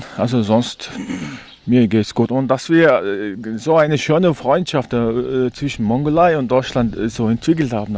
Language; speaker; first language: German; non-native, fluent; Mongolian